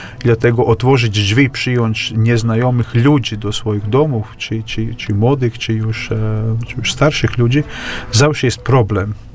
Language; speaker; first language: Polish; non-native, fluent; Latvian